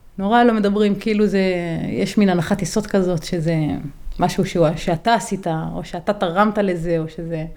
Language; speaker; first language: Hebrew; native; Hebrew